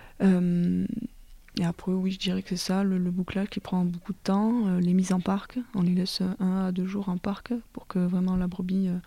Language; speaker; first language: French; native; French